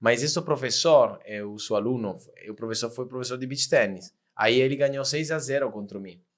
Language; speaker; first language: Portuguese; non-native, fluent; Italian